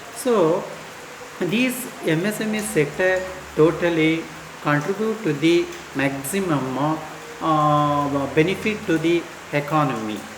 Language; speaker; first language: English; non-native, local second language; Kannada